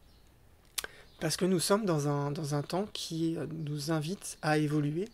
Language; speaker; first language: French; native; French